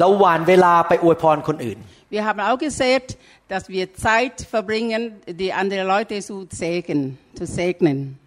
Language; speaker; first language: German; non-native, learner; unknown